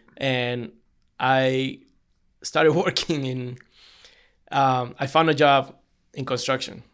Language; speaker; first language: English; non-native, fluent; Spanish